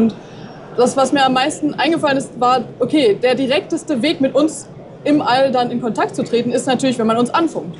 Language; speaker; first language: German; native; German